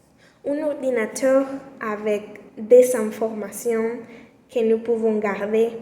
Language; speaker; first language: French; non-native, learner; Spanish